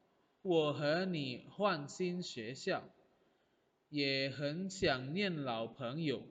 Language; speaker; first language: Chinese; non-native, fluent; Indonesian